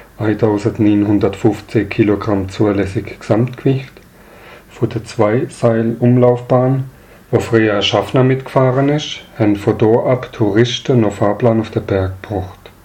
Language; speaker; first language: German; native; German